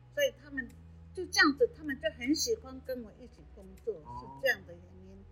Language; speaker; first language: Chinese; non-native, local second language; Amis